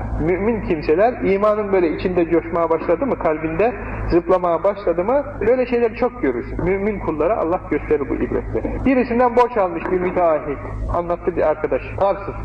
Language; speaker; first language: Turkish; native; Turkish